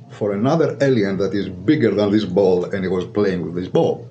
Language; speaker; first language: English; non-native, fluent; Greek